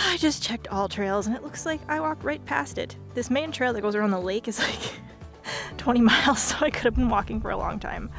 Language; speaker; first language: English; native; English